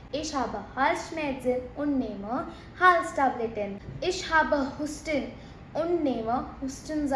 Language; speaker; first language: German; non-native, fluent; Hindi